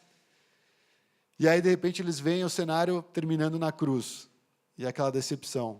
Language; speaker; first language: Portuguese; native; Portuguese